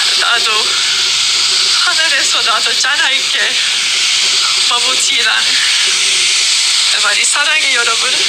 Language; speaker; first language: Korean; non-native, learner; English